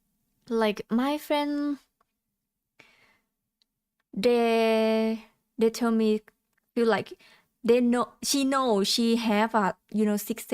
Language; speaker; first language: English; non-native, learner; Thai